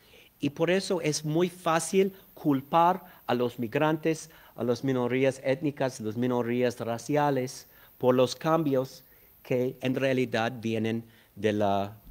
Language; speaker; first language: Spanish; non-native, fluent; English